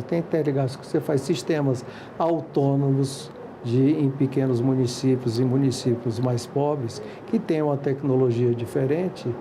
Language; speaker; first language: Portuguese; native; Portuguese